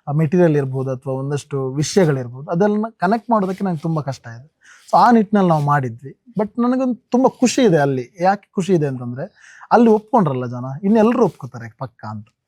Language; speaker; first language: Kannada; non-native, local second language; Tulu